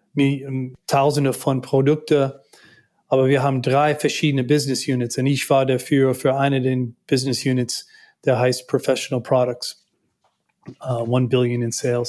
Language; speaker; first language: German; non-native, learner; English